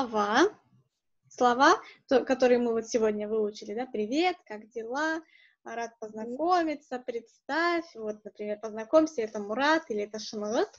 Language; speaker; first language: Russian; native; Russian